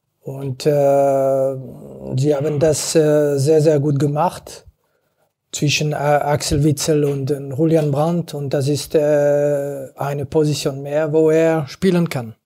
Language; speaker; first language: German; non-native, fluent; French